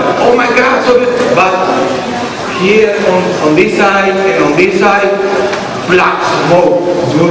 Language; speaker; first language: English; non-native, fluent; Spanish